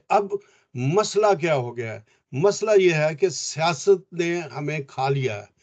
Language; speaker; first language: Urdu; non-native, local second language; Punjabi